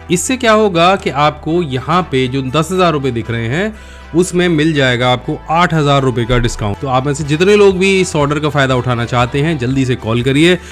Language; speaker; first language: Hindi; native; Hindi